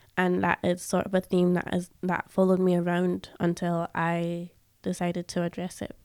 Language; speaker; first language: English; early bilingual, other home language; Yoruba